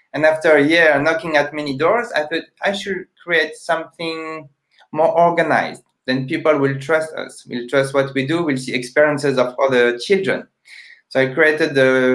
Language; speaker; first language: English; non-native, fluent; French